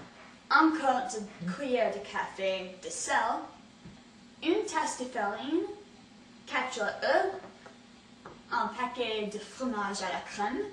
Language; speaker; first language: French; non-native, learner; English